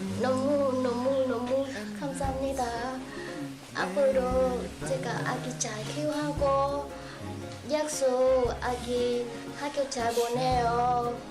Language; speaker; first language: Korean; non-native, learner; Vietnamese